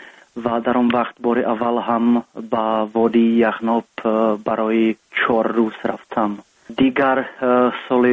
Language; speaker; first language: Persian; non-native, fluent; Czech